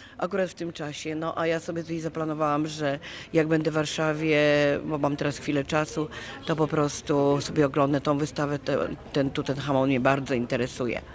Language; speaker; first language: Polish; native; Polish